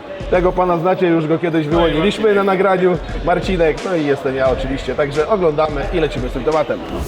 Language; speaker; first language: Polish; native; Polish